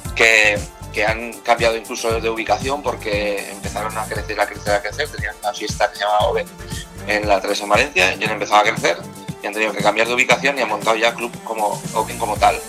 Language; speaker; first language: Spanish; native; Spanish